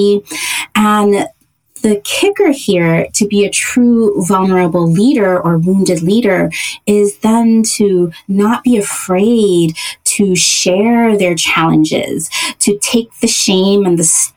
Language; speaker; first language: English; native; English